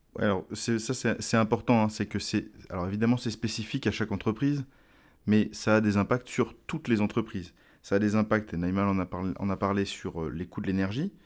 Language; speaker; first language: French; native; French